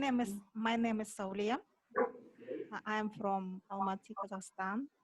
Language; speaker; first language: English; non-native, learner; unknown